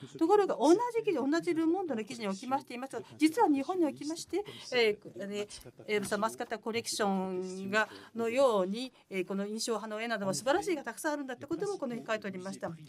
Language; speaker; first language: Japanese; non-native, fluent; French